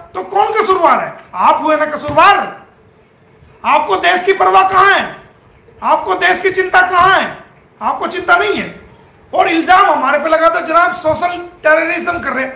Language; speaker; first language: Hindi; native; Hindi